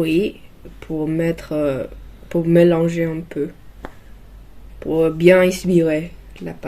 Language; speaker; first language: French; non-native, learner; Chinese